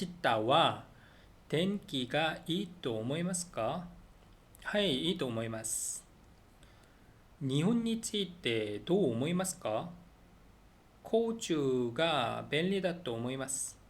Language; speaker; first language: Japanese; non-native, learner; Korean